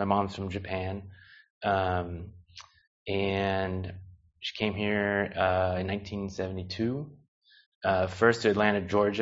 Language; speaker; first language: English; native; English